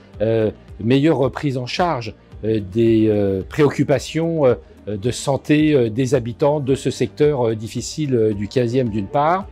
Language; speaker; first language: French; native; French